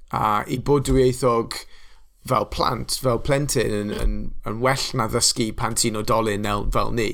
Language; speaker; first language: Welsh; non-native, local second language; English